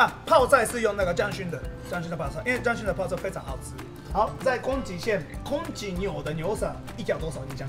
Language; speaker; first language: Chinese; non-native, fluent; Japanese